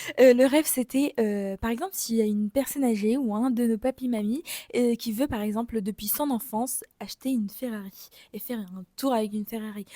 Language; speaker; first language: French; native; French